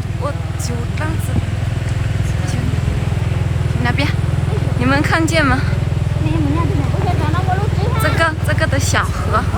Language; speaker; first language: Chinese; non-native, learner; Vietnamese